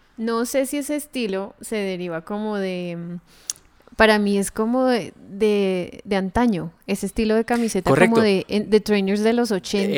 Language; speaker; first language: Spanish; native; Spanish